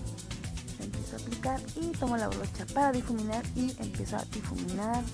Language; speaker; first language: Spanish; native; Spanish